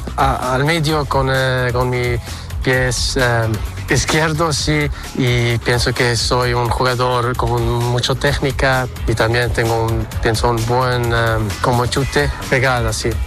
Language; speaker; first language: Spanish; non-native, learner; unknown